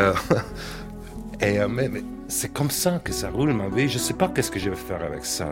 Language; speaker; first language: French; non-native, learner; English